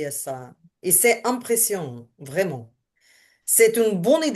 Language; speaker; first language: French; non-native, learner; Ukrainian